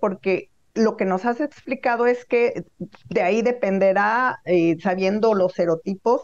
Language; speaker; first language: Spanish; native; Spanish